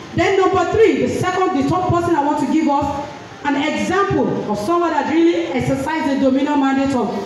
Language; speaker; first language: English; non-native, local second language; Yoruba